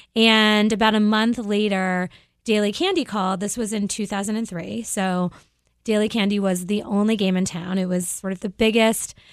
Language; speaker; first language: English; native; English